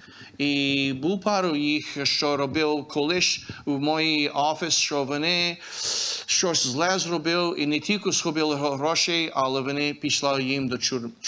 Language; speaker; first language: Ukrainian; early bilingual, heritage; Ukrainian